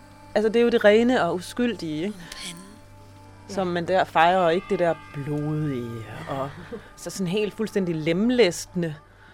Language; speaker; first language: Danish; native; Danish